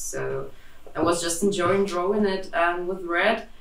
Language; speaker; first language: English; non-native, fluent; Russian